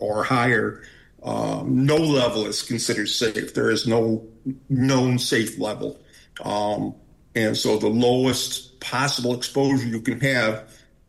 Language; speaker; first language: English; native; English